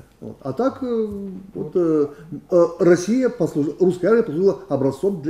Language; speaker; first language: Russian; native; Russian